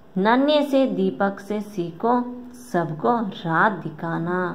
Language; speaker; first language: Hindi; non-native, local second language; Kannada